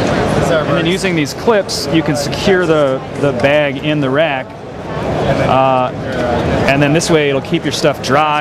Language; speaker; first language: English; native; English